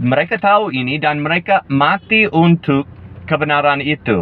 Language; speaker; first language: Indonesian; non-native, fluent; English